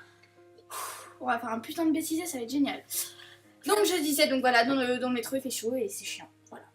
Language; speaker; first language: French; native; French